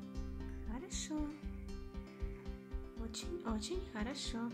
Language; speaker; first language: Russian; non-native, learner; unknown